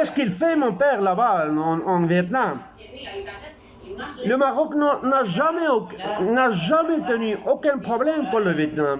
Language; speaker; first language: French; non-native, local second language; Arabic